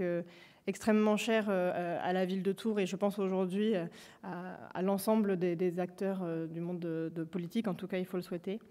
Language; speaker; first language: French; native; French